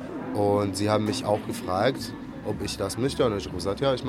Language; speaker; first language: German; non-native, fluent; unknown